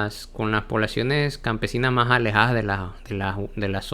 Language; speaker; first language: Spanish; native; Spanish